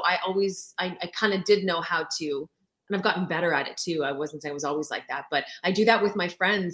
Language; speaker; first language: English; non-native, fluent; French